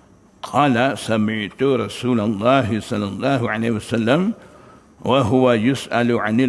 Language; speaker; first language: Arabic; non-native, fluent; Malay